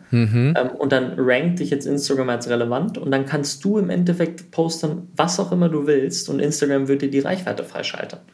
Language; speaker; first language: German; early bilingual, heritage; German